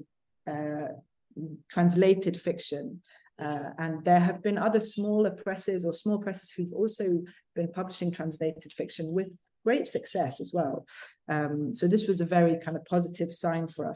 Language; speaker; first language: English; native; English